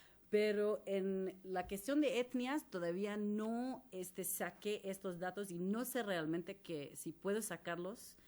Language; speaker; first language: Spanish; non-native, fluent; English